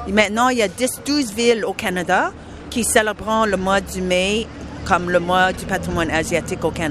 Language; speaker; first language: French; non-native, local second language; English